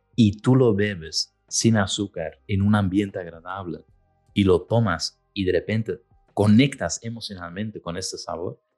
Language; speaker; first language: Spanish; non-native, fluent; Dutch